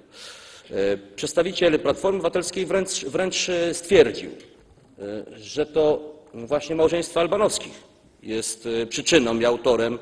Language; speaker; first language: Polish; native; Polish